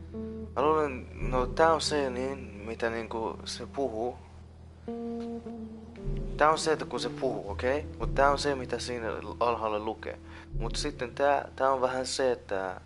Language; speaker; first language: Finnish; non-native, fluent; Persian